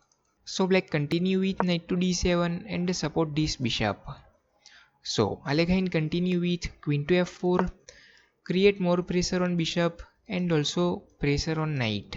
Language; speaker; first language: English; non-native, fluent; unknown